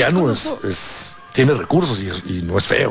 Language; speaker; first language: Spanish; native; Spanish